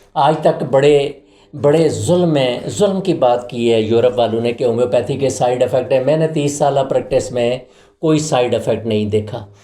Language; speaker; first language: Urdu; non-native, local second language; Punjabi